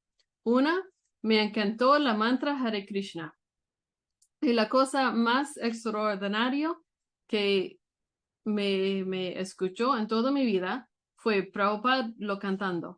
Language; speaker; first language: Spanish; non-native, learner; English